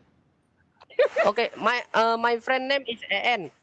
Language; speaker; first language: English; non-native, learner; Indonesian